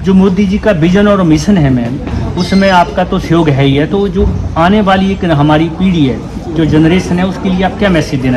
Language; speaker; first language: Hindi; native; Hindi